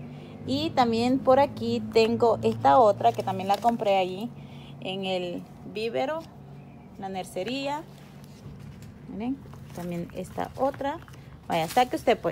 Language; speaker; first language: Spanish; native; Spanish